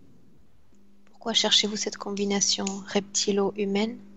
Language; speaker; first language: French; native; French